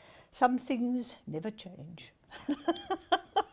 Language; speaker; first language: English; non-native, local second language; Afrikaans